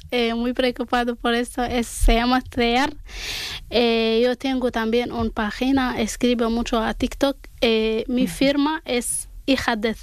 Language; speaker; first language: Spanish; non-native, learner; Arabic